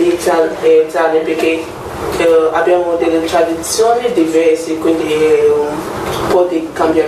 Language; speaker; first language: Italian; non-native, learner; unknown